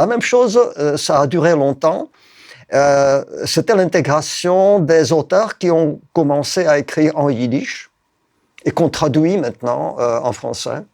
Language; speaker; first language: French; non-native, fluent; Czech